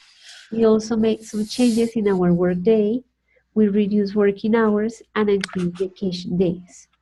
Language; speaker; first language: English; non-native, fluent; Spanish